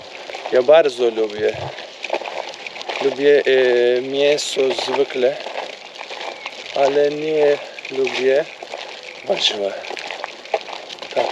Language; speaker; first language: Polish; non-native, learner; Turkish